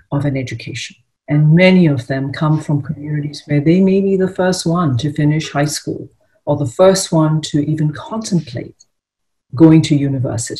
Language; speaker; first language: English; native; English